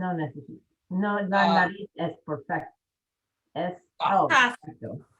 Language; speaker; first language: Spanish; non-native, learner; English